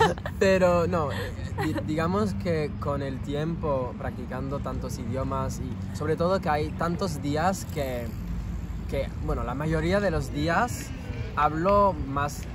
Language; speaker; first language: Spanish; non-native, fluent; French